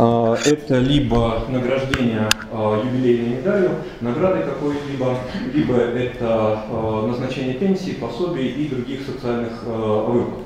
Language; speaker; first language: Russian; native; Russian